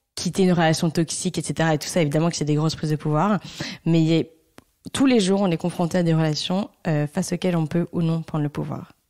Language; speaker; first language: French; native; French